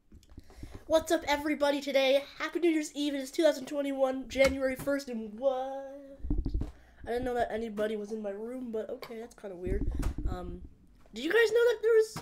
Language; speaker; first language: English; native; English